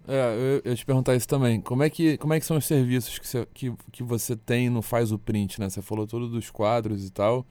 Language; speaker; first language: Portuguese; native; Portuguese